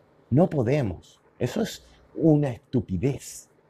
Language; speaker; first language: Spanish; native; Spanish